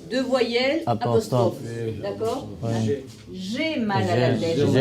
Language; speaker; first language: French; non-native, fluent; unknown